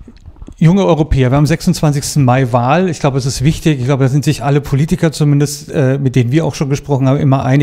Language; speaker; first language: German; native; German